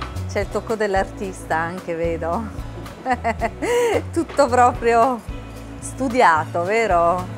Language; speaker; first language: Italian; native; Italian